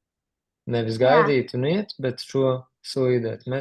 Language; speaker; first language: Latvian; native; Latvian